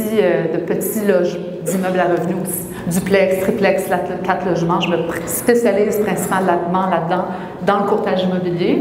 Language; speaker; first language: French; native; French